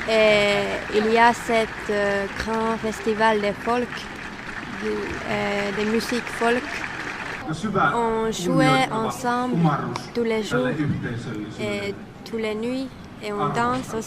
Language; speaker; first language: French; non-native, learner; Finnish